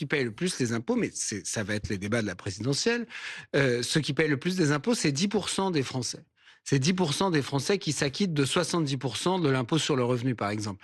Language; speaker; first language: French; native; French